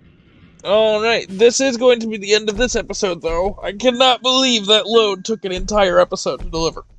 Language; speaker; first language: English; native; English